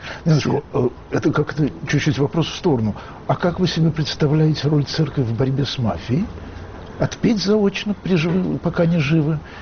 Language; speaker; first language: Russian; native; Russian